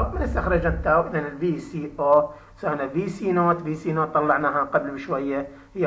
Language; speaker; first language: Arabic; native; Arabic